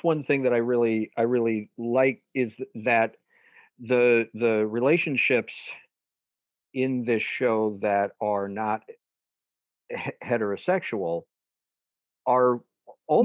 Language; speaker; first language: English; native; English